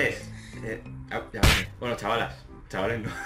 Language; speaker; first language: Spanish; native; Spanish